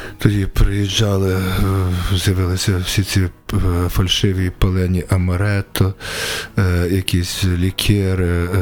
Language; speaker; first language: Ukrainian; native; Ukrainian